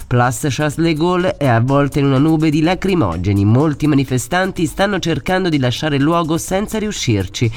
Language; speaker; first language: Italian; native; Italian